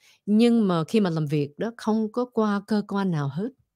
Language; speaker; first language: Vietnamese; early bilingual, heritage; Vietnamese